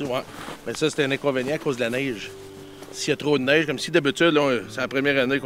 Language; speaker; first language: French; native; French